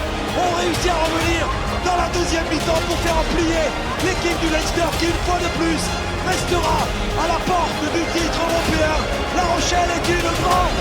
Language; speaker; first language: French; native; French